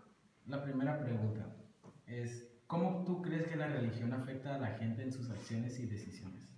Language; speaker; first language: Spanish; early bilingual, heritage; Spanish